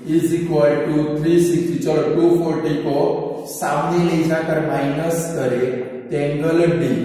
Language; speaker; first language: Hindi; non-native, local second language; Gujarati